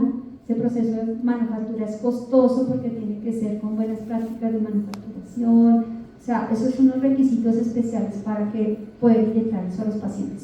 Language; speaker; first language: Spanish; native; Spanish